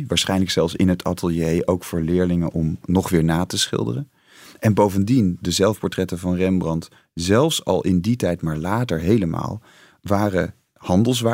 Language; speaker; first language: Dutch; native; Dutch